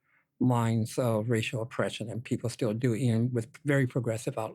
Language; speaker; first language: English; native; English